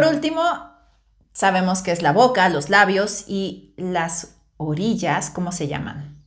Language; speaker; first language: Spanish; native; Spanish